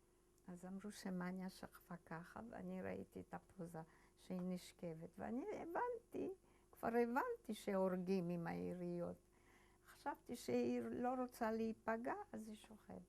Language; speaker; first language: Hebrew; early bilingual, other home language; Polish